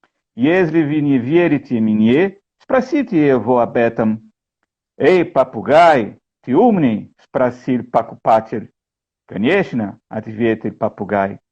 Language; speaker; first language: Russian; non-native, learner; Portuguese